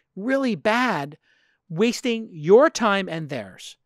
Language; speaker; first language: English; native; English